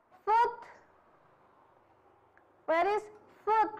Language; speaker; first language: English; non-native, fluent; Indonesian